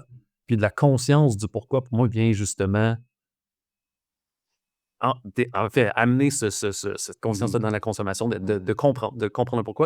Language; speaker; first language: French; native; French